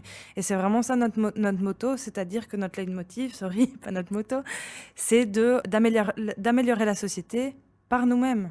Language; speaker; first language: French; native; French